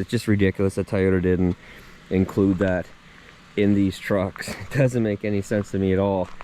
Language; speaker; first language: English; native; English